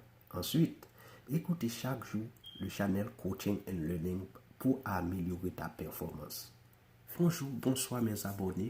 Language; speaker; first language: French; non-native, local second language; Haitian Creole